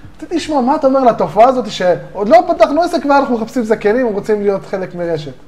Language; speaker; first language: Hebrew; native; Hebrew